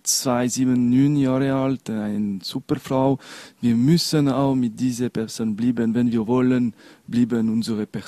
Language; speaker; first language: German; non-native, local second language; French